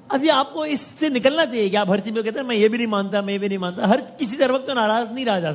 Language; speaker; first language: Urdu; native; Urdu